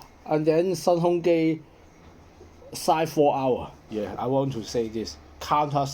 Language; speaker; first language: English; non-native, learner; Cantonese